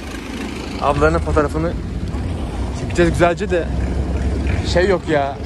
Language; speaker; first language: Turkish; native; Turkish